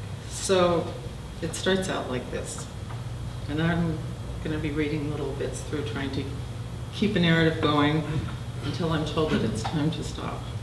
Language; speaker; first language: English; native; English